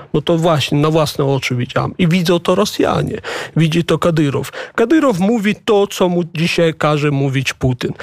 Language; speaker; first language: Polish; non-native, fluent; Chechen